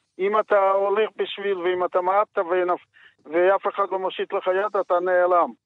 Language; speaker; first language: Hebrew; non-native, fluent; Yiddish